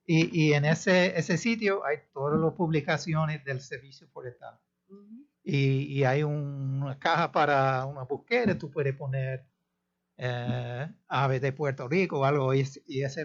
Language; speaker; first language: Spanish; non-native, fluent; English